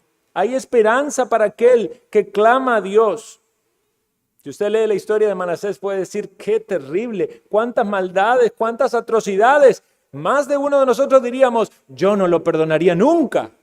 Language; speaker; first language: Spanish; native; Spanish